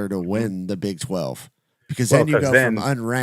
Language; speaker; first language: English; native; English